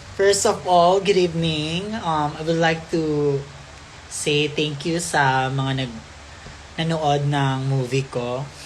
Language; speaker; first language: Filipino; non-native, local second language; Cebuano